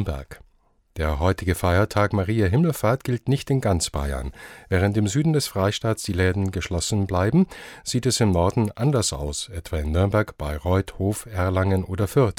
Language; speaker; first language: German; native; German